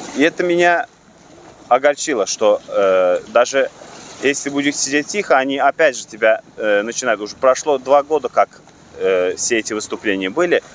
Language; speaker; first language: Russian; non-native, local second language; Turkmen